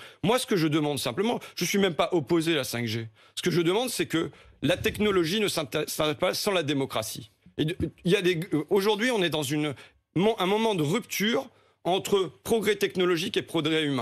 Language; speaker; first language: French; native; French